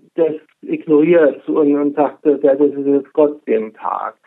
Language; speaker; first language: German; native; German